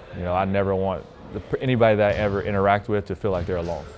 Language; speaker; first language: English; native; English